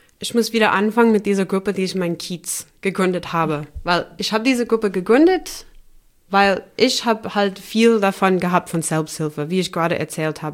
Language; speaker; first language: German; non-native, fluent; English